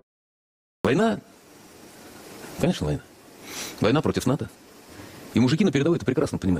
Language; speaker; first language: Russian; native; Russian